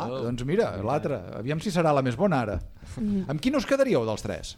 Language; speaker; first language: Catalan; native; Catalan